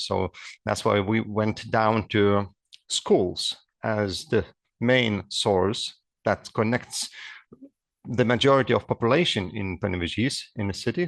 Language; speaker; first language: English; non-native, fluent; Lithuanian